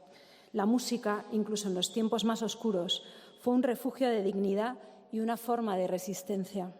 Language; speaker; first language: Spanish; native; Spanish